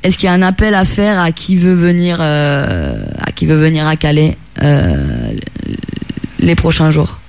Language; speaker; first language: French; non-native, fluent; Italian